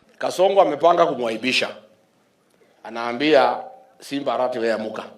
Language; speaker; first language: Swahili; non-native, local second language; Kikuyu